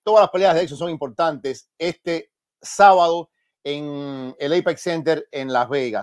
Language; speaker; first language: Spanish; native; Spanish